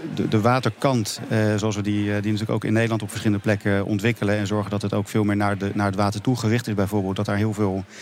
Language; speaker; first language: Dutch; native; Dutch